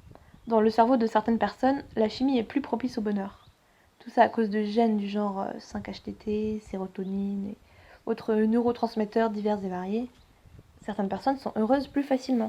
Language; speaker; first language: French; native; French